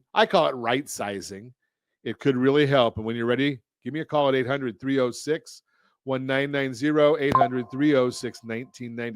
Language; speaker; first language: English; native; English